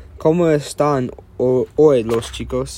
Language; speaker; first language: Spanish; non-native, learner; English